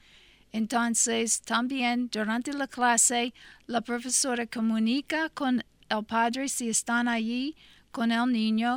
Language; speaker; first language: Spanish; non-native, fluent; English